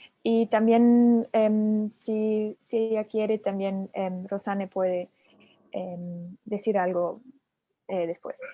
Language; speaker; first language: Spanish; non-native, fluent; German